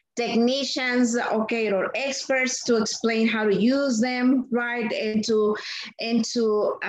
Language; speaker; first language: English; non-native, fluent; Spanish